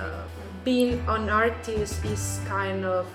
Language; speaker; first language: English; non-native, fluent; Spanish